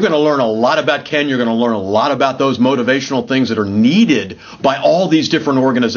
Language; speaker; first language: English; native; English